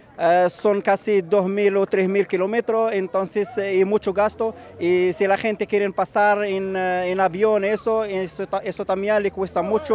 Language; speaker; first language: Spanish; non-native, fluent; Arabic